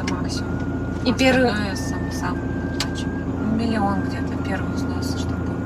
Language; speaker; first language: Russian; native; Russian